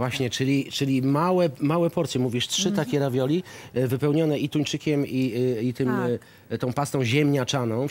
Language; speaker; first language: Polish; native; Polish